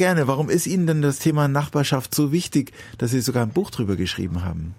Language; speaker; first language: German; native; German